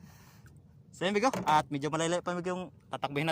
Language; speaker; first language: Filipino; native; Filipino